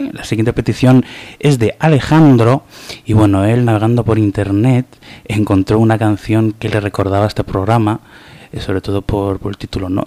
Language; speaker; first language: Spanish; native; Spanish